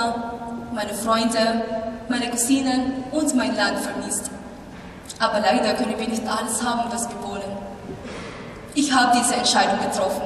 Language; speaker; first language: German; non-native, fluent; Filipino